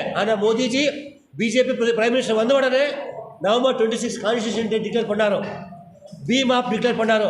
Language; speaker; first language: Tamil; non-native, learner; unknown